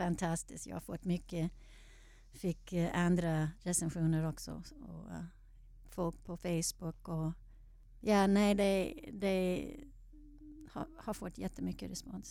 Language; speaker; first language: Swedish; non-native, fluent; English